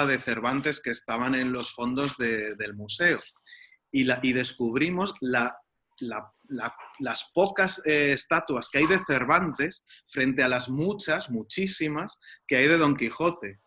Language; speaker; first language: Spanish; native; Spanish